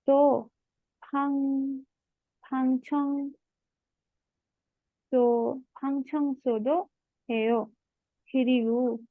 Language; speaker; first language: Korean; non-native, learner; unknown